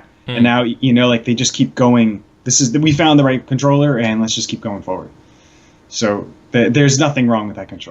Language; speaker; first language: English; native; English